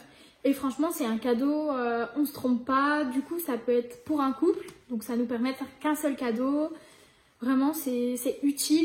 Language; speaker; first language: French; native; French